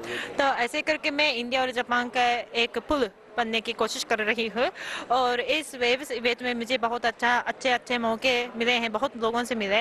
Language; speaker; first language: Hindi; non-native, fluent; Japanese